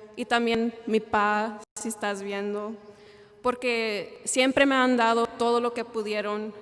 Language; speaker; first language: Spanish; early bilingual, heritage; Spanish